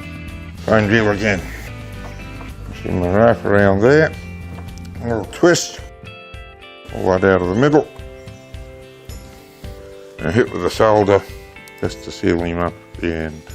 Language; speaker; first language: English; native; English